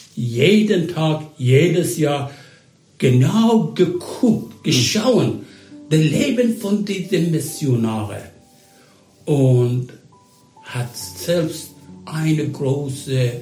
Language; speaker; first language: German; non-native, learner; Persian